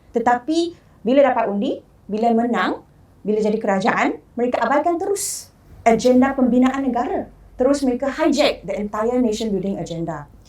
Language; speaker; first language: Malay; non-native, local second language; Chinese